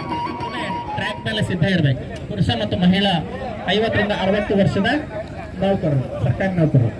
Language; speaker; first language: Kannada; native; Kannada